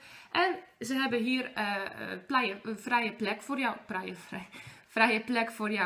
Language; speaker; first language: Dutch; non-native, fluent; Polish